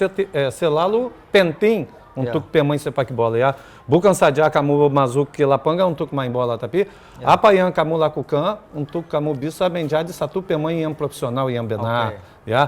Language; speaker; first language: Indonesian; non-native, fluent; Portuguese